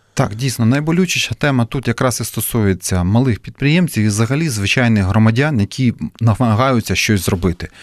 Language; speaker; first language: Ukrainian; native; Ukrainian